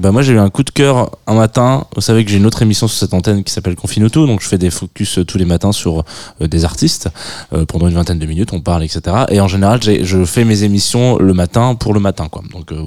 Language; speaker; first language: French; native; French